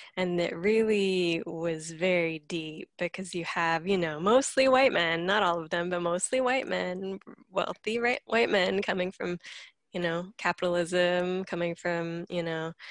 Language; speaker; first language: English; native; English